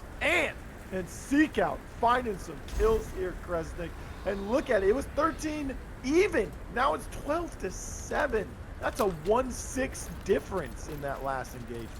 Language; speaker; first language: English; native; English